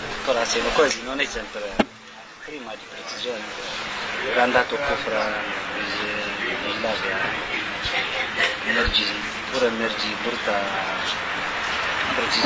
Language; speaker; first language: Italian; non-native, learner; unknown